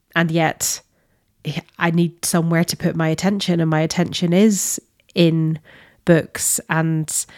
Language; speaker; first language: English; native; English